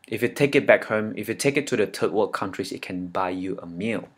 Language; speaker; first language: English; non-native, fluent; Indonesian